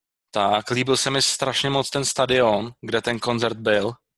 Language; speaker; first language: Czech; native; Czech